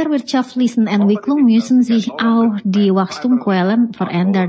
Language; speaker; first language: German; non-native, learner; Indonesian